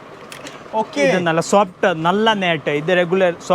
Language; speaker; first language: Malayalam; non-native, local second language; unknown